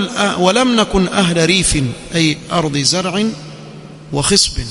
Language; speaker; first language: Arabic; non-native, fluent; Swahili